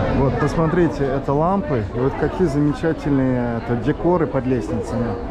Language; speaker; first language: Russian; early bilingual, heritage; Russian